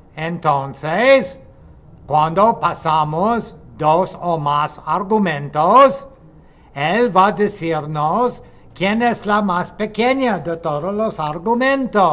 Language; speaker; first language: Spanish; non-native, fluent; English